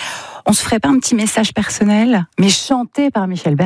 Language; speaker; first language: French; native; French